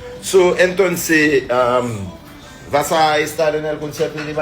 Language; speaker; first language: Spanish; non-native, learner; Haitian Creole